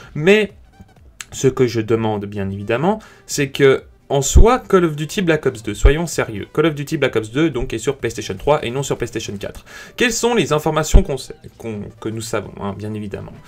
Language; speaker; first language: French; native; French